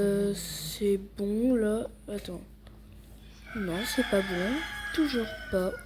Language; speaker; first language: French; native; French